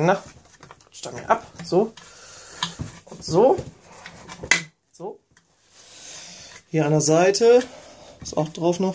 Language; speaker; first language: German; native; German